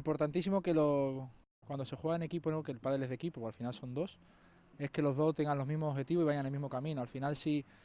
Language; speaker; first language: Spanish; native; Spanish